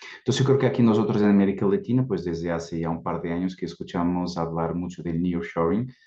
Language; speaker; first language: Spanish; non-native, fluent; Portuguese